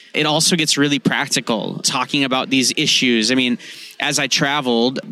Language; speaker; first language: English; native; English